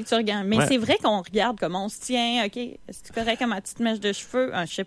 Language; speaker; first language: French; native; French